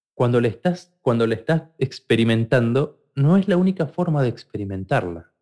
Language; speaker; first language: Spanish; native; Spanish